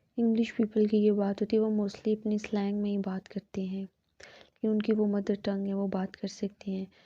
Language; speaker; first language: Urdu; non-native, local second language; Punjabi